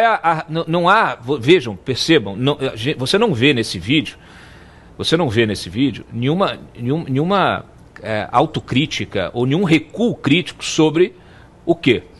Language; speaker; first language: Portuguese; native; Portuguese